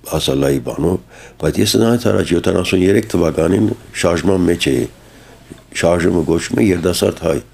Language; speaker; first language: Armenian; early bilingual, heritage; Armenian